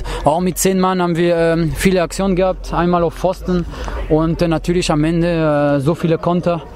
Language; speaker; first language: German; non-native, fluent; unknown